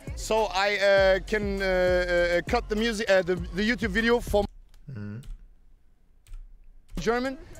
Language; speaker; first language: English; non-native, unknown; German